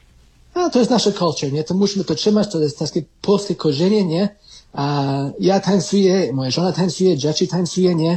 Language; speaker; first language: Polish; early bilingual, heritage; Polish